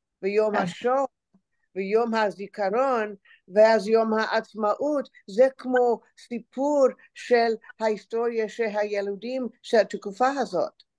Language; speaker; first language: Hebrew; non-native, learner; English